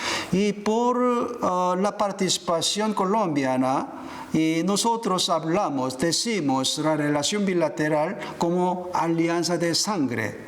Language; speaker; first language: Spanish; non-native, fluent; Korean